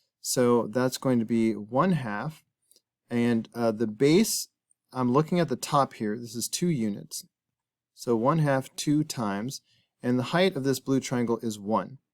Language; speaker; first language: English; native; English